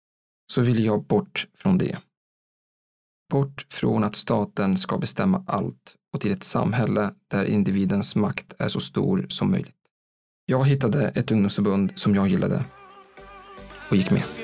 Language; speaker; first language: Swedish; non-native, fluent; Arabic